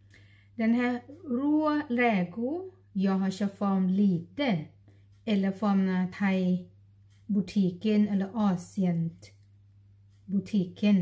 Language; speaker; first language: Swedish; non-native, learner; Thai